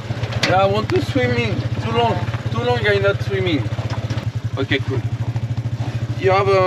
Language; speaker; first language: English; non-native, learner; French